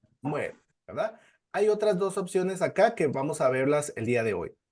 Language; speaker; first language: Spanish; native; Spanish